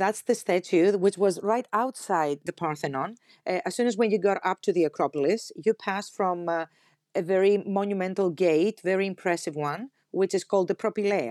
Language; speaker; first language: English; non-native, fluent; Greek